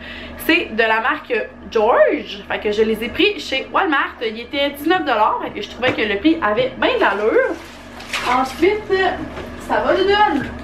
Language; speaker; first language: French; native; French